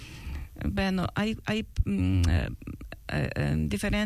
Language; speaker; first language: Spanish; non-native, learner; Ukrainian